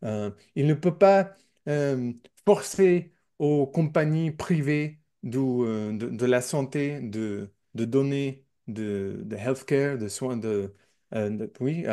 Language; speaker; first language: French; non-native, learner; English